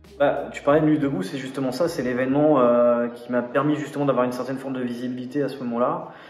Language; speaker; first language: French; native; French